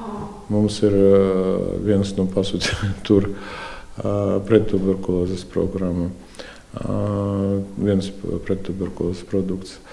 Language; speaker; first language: Latvian; non-native, local second language; Russian